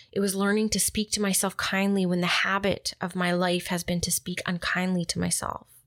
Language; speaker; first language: English; native; English